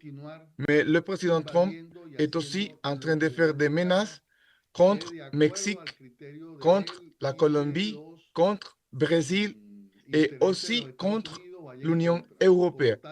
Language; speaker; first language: French; non-native, learner; Spanish